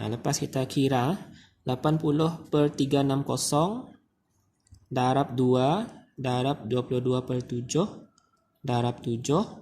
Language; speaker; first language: Malay; native; Malay